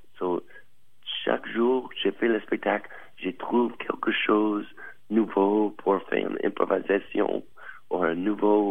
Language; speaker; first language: French; non-native, learner; English